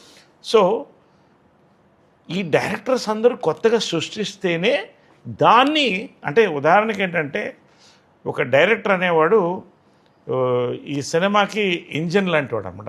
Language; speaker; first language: Telugu; native; Telugu